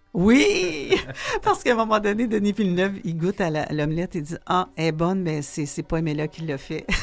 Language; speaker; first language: French; native; French